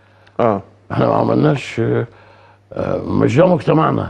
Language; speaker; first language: Arabic; native; Arabic